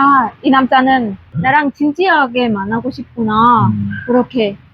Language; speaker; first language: Korean; non-native, fluent; Vietnamese